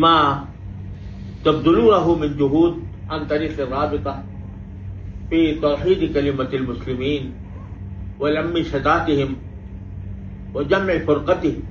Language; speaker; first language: Arabic; non-native, fluent; Urdu